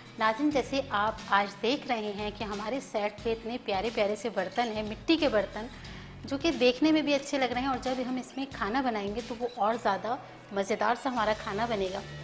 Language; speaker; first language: Urdu; native; Urdu